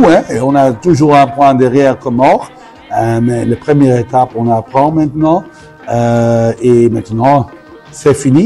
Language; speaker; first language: French; non-native, fluent; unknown